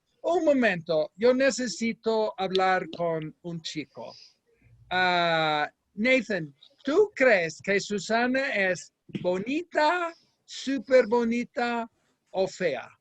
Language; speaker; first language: Spanish; non-native, fluent; English